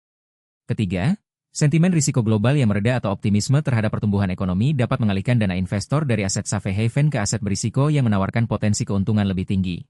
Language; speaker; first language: Indonesian; native; Indonesian